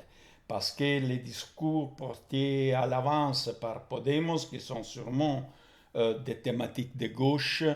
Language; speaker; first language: French; non-native, fluent; Italian